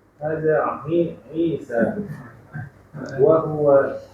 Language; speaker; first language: Arabic; non-native, learner; Indonesian